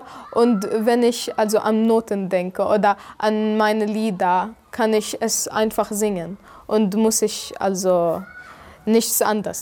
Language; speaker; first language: German; non-native, fluent; Arabic